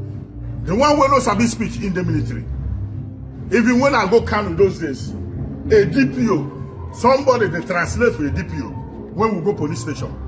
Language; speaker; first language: Nigerian Pidgin; non-native, local second language; Igbo